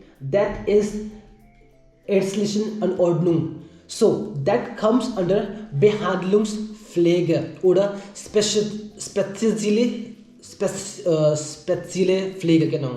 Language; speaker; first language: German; non-native, learner; Hindi